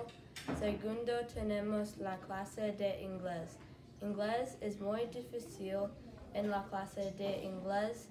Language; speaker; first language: Spanish; non-native, learner; English